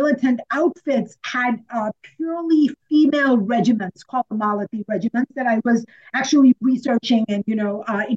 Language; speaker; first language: English; non-native, local second language; Sinhala